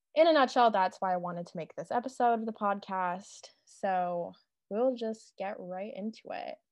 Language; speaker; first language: English; native; English